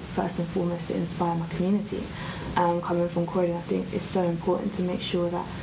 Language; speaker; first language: English; native; English